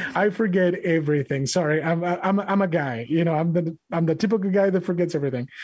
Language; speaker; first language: English; non-native, fluent; Spanish